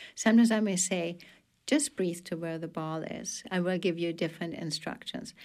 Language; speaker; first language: English; non-native, fluent; German